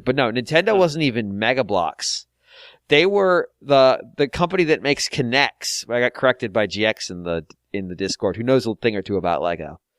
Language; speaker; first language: English; native; English